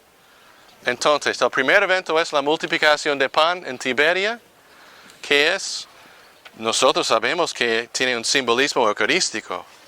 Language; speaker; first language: Spanish; non-native, fluent; English